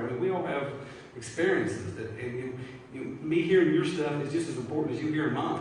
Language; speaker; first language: English; native; English